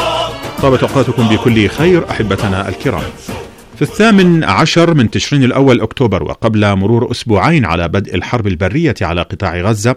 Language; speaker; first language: Arabic; native; Arabic